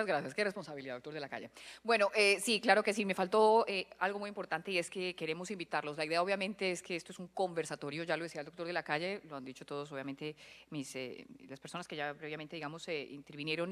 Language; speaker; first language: Spanish; native; Spanish